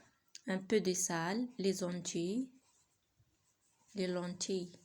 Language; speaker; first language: French; non-native, learner; Arabic